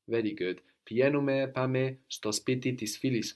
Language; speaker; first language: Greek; non-native, fluent; English